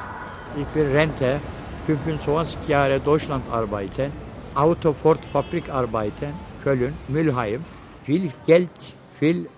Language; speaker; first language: German; non-native, learner; Turkish